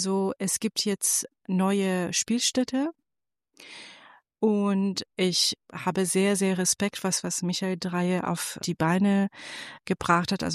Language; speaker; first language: German; non-native, fluent; Persian